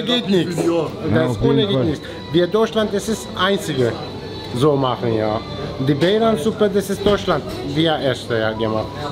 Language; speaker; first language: German; non-native, learner; Turkish